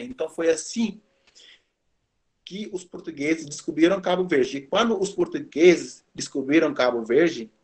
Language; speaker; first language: Portuguese; non-native, local second language; Kabuverdianu